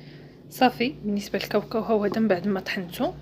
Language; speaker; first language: Arabic; native; Arabic